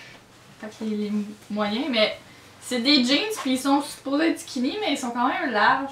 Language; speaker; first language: French; native; French